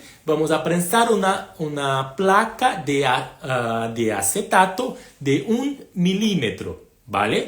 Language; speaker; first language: Spanish; non-native, fluent; Portuguese